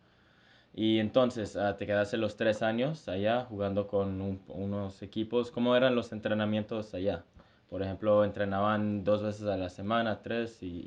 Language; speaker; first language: Spanish; early bilingual, heritage; Spanish